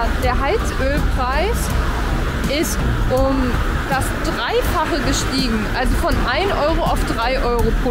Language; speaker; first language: German; native; German